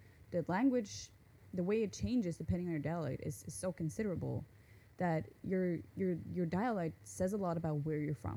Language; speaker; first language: English; non-native, fluent; Norwegian